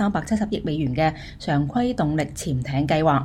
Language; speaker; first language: Chinese; non-native, local second language; Cantonese